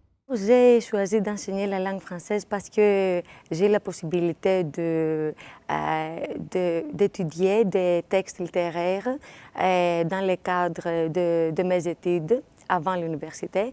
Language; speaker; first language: French; non-native, fluent; Greek